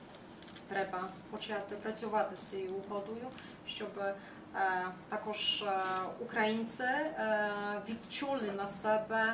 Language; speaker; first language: Ukrainian; non-native, fluent; Polish